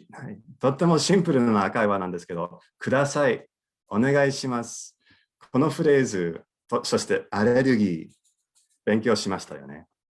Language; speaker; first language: Japanese; non-native, fluent; English